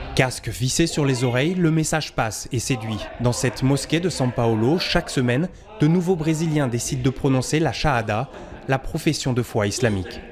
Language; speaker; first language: French; native; French